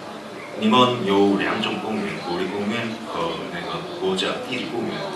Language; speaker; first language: Chinese; non-native, learner; Korean